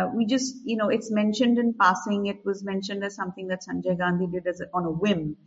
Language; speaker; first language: English; non-native, local second language; Hindi